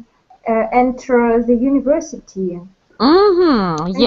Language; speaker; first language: English; non-native, learner; Russian